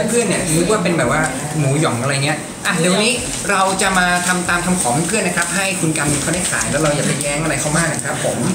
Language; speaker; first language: Thai; native; Thai